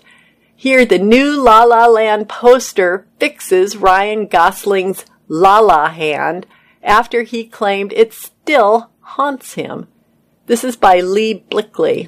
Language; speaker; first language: English; native; English